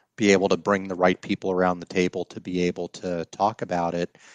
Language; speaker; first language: English; native; English